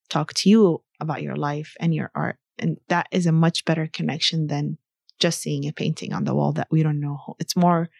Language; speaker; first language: English; early bilingual, other home language; Arabic